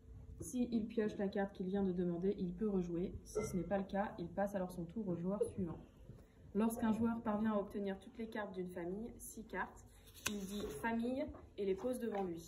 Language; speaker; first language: French; native; French